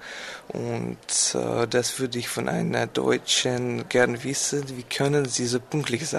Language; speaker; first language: German; non-native, learner; Russian